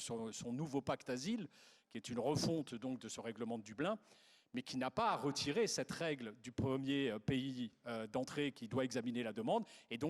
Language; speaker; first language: French; native; French